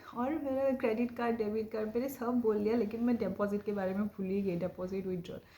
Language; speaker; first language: Hindi; non-native, local second language; Assamese